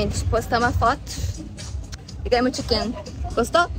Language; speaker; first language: Portuguese; native; Portuguese